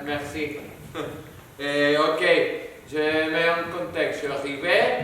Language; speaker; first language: French; non-native, learner; Spanish